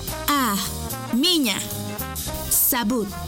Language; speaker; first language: Russian; non-native, learner; Spanish